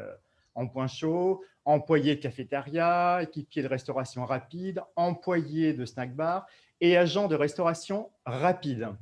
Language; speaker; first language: French; native; French